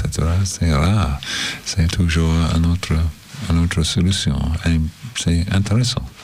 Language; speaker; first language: French; non-native, learner; English